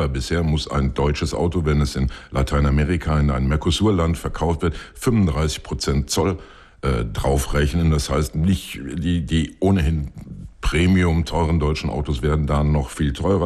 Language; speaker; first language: German; native; German